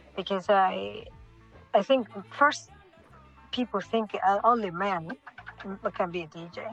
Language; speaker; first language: English; non-native, local second language; Swahili